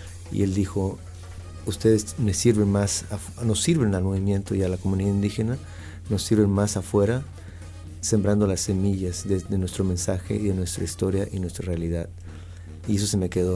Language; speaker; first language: Spanish; native; Spanish